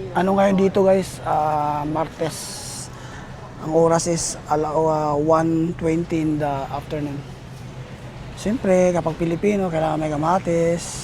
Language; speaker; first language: Filipino; non-native, local second language; Cebuano